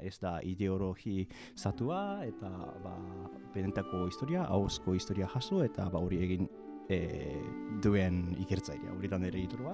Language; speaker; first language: Basque; non-native, fluent; Japanese